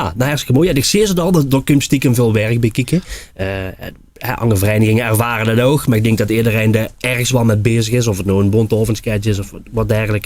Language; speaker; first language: Dutch; native; Dutch